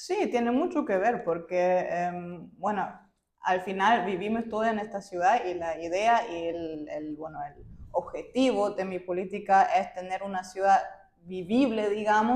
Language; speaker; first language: Spanish; non-native, fluent; German